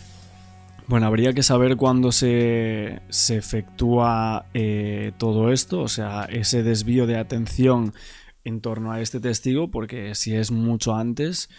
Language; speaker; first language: Spanish; native; Spanish